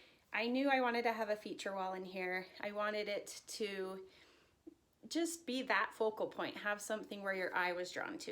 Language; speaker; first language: English; native; English